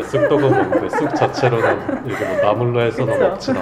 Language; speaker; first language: Korean; native; Korean